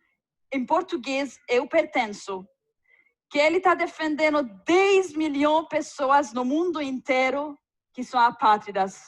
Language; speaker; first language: Portuguese; non-native, fluent; Arabic